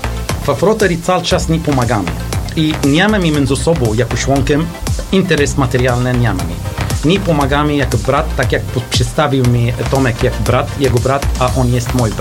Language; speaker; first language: Polish; non-native, learner; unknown